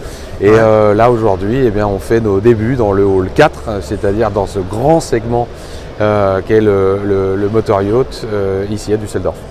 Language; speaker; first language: French; native; French